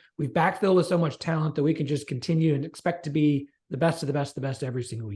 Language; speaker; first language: English; native; English